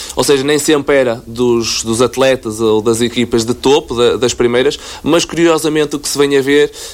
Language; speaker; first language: Portuguese; native; Portuguese